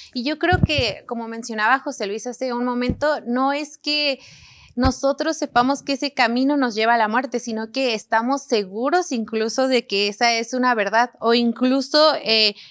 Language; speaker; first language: Spanish; native; Spanish